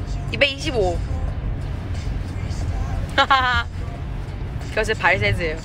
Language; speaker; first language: Korean; non-native, fluent; Chinese